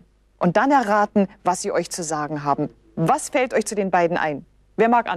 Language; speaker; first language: German; native; German